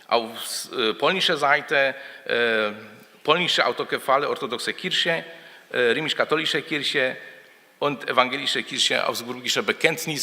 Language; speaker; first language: German; non-native, fluent; Polish